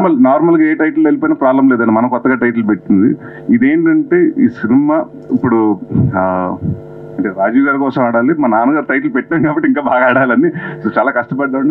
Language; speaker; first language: Telugu; native; Telugu